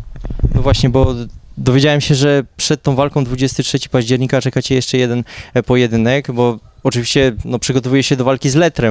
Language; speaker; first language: Polish; native; Polish